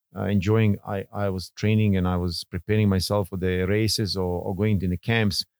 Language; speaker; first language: English; non-native, fluent; Bosnian